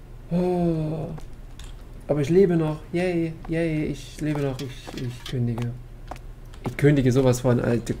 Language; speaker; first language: German; native; German